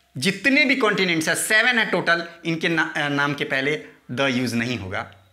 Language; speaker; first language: Hindi; native; Hindi